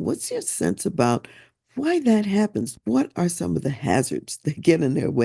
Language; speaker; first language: English; native; English